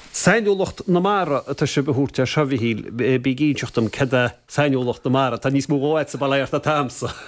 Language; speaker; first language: Irish; native; Irish